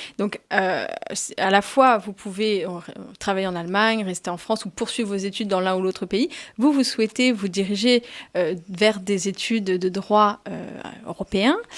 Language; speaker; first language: French; native; French